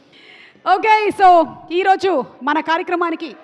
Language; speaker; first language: Telugu; native; Telugu